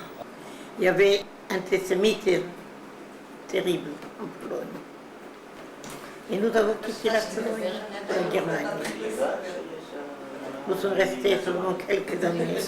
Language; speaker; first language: French; non-native, learner; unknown